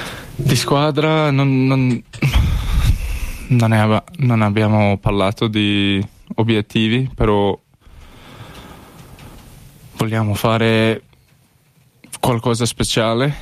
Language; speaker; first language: Italian; non-native, learner; English